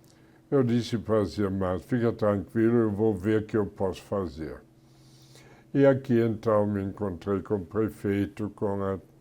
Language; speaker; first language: Portuguese; non-native, fluent; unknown